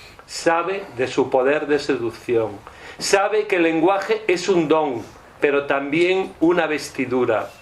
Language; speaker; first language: Spanish; native; Spanish